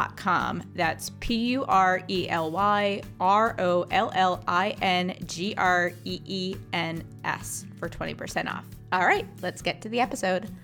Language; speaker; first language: English; native; English